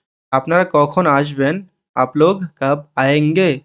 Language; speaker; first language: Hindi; non-native, learner; Bangla